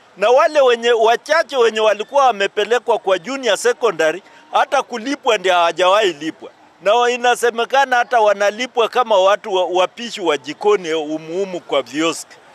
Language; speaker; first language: Swahili; non-native, local second language; Luo (Kenya and Tanzania)